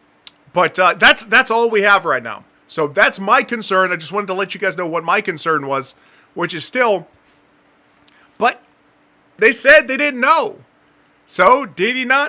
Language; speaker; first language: English; native; English